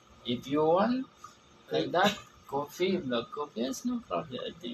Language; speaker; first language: English; non-native, learner; Filipino